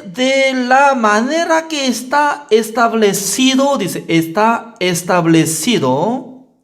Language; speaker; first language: Spanish; non-native, learner; Korean